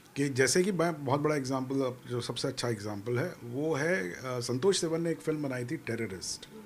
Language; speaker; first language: Hindi; native; Hindi